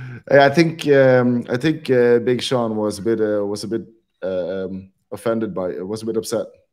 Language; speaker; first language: English; non-native, fluent; Norwegian